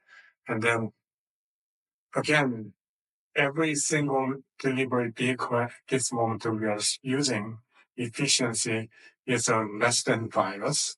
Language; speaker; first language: English; non-native, fluent; Korean